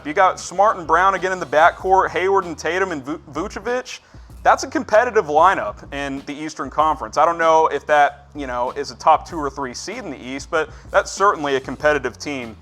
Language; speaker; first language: English; native; English